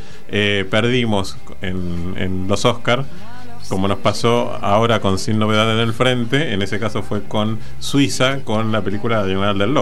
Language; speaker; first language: Spanish; native; Spanish